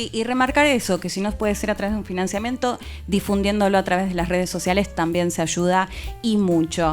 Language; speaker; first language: Spanish; native; Spanish